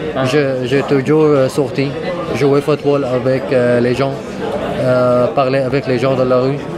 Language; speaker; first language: French; non-native, learner; Arabic